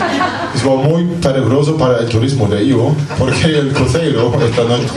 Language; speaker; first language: Spanish; non-native, learner; German